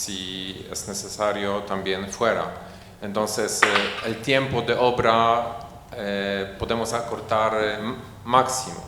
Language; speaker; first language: Spanish; non-native, fluent; Polish